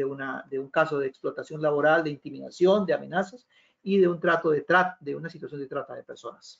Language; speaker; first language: Spanish; native; Spanish